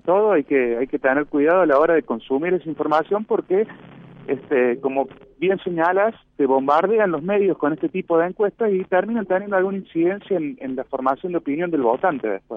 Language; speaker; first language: Spanish; native; Spanish